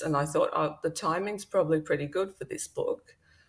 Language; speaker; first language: English; native; English